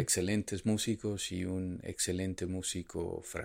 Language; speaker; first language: Spanish; native; Spanish